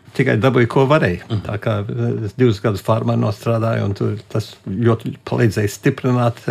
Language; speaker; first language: Latvian; early bilingual, heritage; Latvian